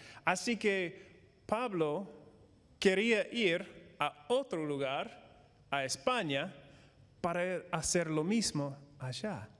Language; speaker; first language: Spanish; non-native, fluent; English